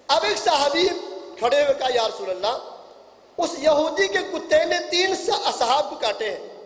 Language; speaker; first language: Urdu; non-native, local second language; Punjabi